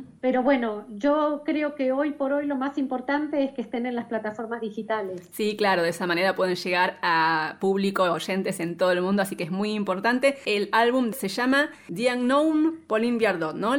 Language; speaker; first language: Spanish; native; Spanish